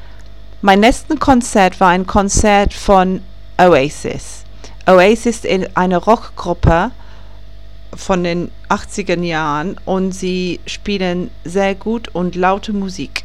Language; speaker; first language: German; non-native, learner; English